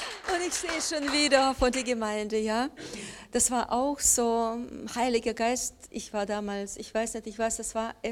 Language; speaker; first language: German; non-native, learner; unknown